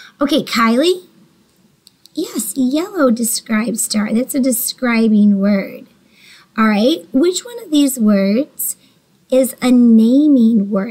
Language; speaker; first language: English; native; English